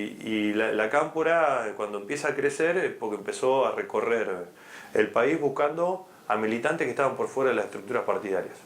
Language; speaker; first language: Spanish; native; Spanish